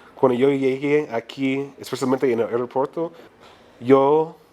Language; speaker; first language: Spanish; non-native, learner; English